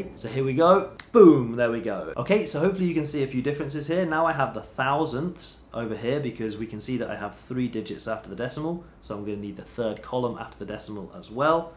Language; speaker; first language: English; native; English